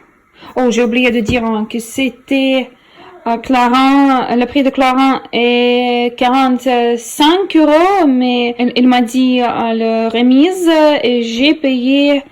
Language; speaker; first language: French; non-native, learner; Russian